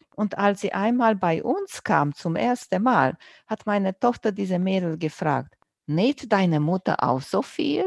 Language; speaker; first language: German; non-native, fluent; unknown